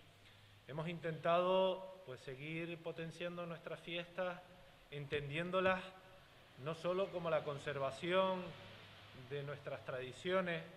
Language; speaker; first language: Spanish; native; Spanish